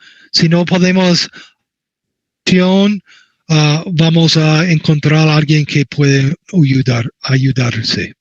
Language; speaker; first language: Spanish; non-native, learner; English